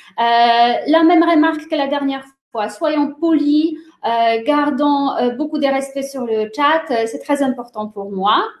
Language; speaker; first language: French; non-native, fluent; Polish